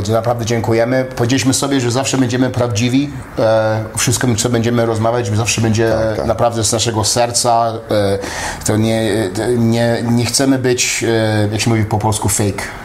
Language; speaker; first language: Polish; early bilingual, heritage; Polish